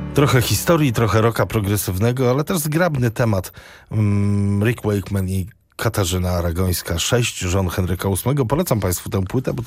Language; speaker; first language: Polish; native; Polish